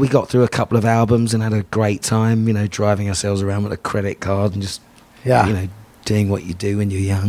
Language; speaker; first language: English; native; English